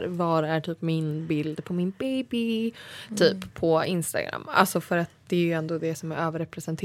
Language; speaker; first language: Swedish; native; Swedish